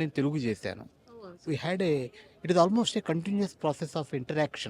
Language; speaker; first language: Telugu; native; Telugu